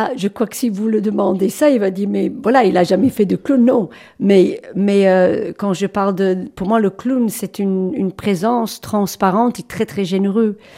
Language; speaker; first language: French; non-native, fluent; English